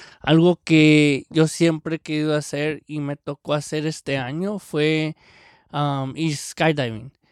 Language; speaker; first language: Spanish; early bilingual, heritage; Spanish